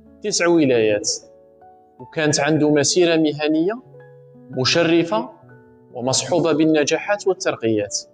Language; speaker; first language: Arabic; native; Arabic